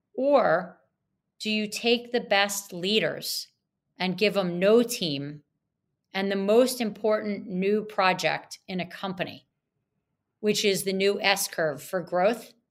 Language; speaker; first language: English; native; English